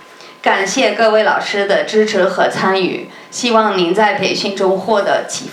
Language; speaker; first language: Chinese; native; Chinese